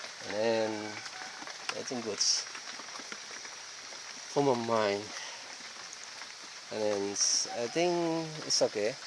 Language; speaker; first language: English; non-native, learner; Indonesian